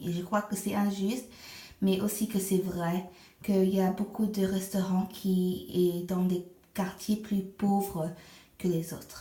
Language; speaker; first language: French; non-native, fluent; English